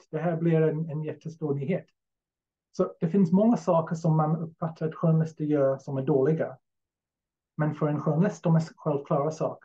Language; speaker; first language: Swedish; non-native, fluent; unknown